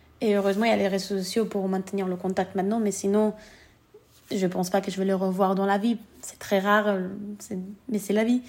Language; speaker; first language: French; early bilingual, other home language; Spanish